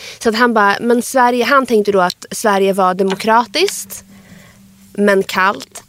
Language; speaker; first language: Swedish; early bilingual, other home language; Arabic